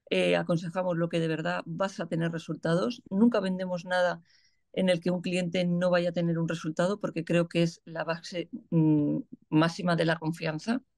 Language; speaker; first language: Spanish; native; Spanish